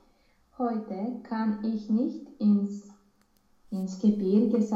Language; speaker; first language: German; non-native, learner; Romanian